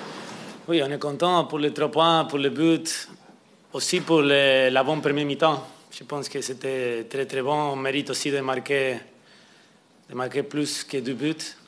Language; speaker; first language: French; non-native, fluent; Spanish